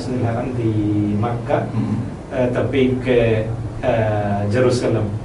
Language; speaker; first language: Indonesian; non-native, learner; Malayalam